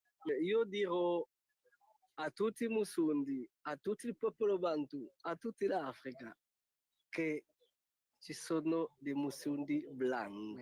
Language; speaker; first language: Italian; non-native, learner; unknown